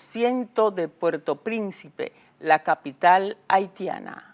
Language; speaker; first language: Spanish; native; Spanish